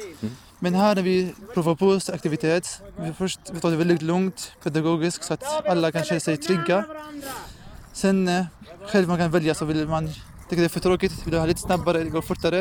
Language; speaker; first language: Swedish; non-native, fluent; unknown